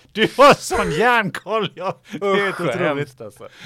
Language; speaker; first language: Swedish; native; Swedish